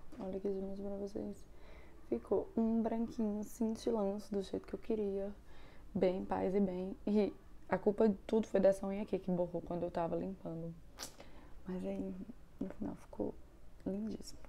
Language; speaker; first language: Portuguese; native; Portuguese